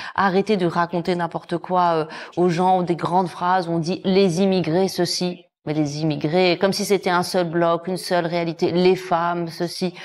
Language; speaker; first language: French; native; French